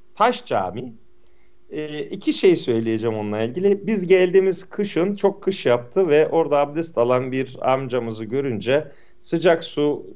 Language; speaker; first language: Turkish; non-native, local second language; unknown